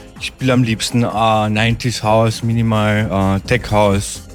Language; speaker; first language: German; native; German